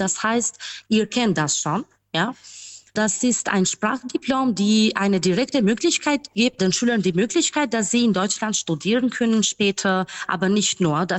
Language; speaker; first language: German; non-native, fluent; Albanian